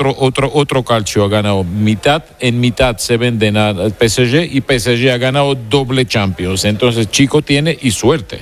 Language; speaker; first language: Spanish; non-native, fluent; Georgian